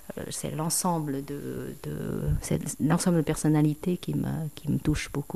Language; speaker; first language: French; non-native, fluent; Chinese